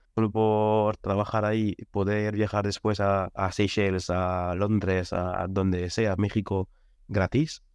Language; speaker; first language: Spanish; non-native, fluent; French